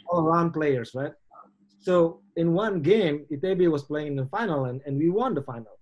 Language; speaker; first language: English; non-native, learner; Indonesian